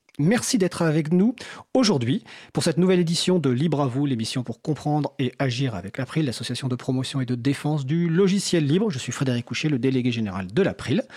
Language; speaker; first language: French; native; French